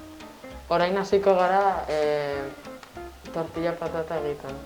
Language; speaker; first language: Basque; non-native, local second language; Spanish